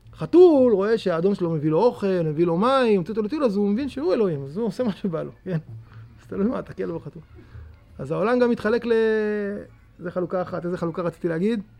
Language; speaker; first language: Hebrew; native; Hebrew